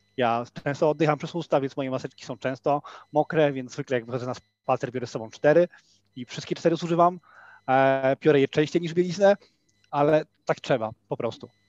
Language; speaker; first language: Polish; native; Polish